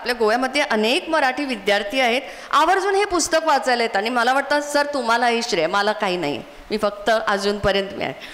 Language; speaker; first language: Marathi; non-native, local second language; Konkani